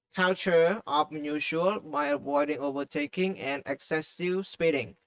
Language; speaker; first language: English; non-native, fluent; Khmer